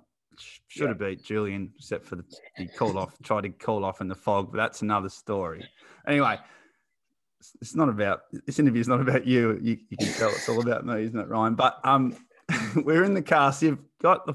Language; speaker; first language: English; native; English